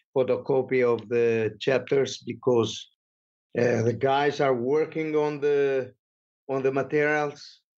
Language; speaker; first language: English; non-native, fluent; Albanian